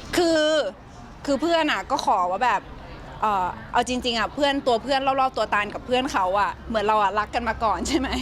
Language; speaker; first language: Thai; native; Thai